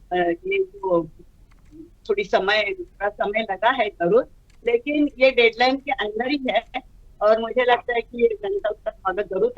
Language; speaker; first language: Hindi; non-native, local second language; Marathi